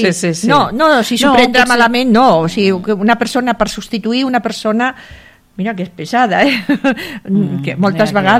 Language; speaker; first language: Catalan; native; Catalan